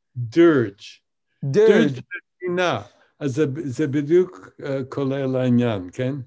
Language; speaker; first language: Hebrew; non-native, fluent; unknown